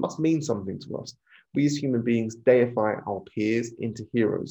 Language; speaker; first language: English; native; English